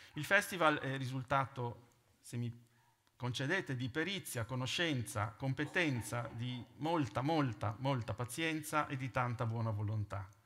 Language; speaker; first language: Italian; native; Italian